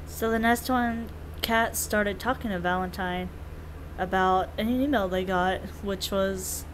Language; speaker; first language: English; native; English